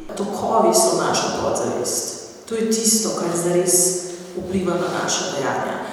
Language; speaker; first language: Slovenian; non-native, fluent; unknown